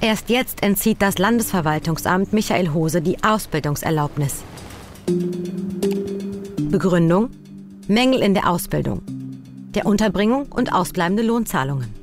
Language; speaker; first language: German; native; German